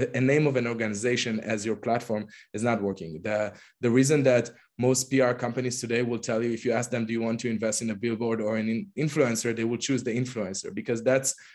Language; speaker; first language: English; non-native, fluent; Hebrew